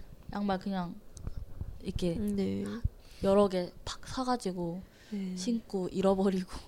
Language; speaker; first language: Korean; non-native, learner; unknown